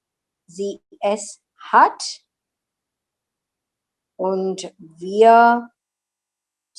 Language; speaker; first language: German; non-native, learner; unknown